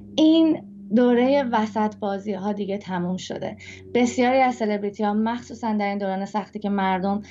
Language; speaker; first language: Persian; native; Persian